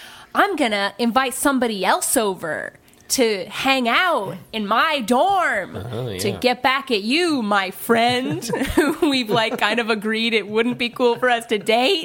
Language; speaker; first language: English; native; English